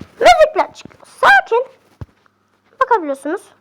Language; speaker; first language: Turkish; native; Turkish